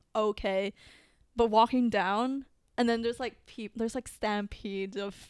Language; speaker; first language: English; early bilingual, other home language; Filipino